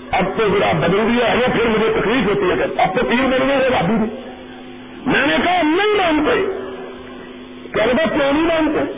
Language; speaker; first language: Urdu; non-native, local second language; Punjabi